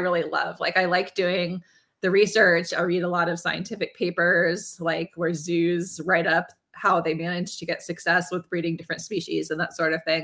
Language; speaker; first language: English; native; English